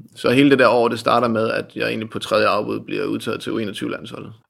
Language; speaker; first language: Danish; native; Danish